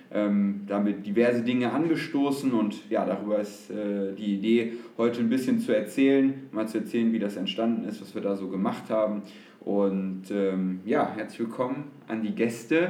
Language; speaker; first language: German; native; German